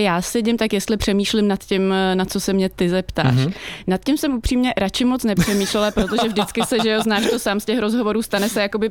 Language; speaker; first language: Czech; native; Czech